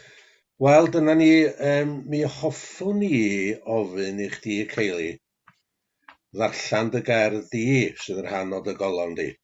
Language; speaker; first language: Welsh; native; Welsh